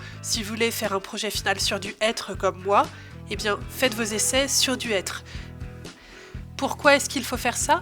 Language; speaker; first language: French; native; French